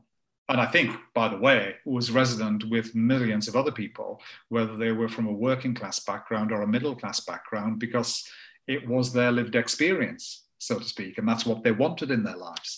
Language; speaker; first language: English; native; English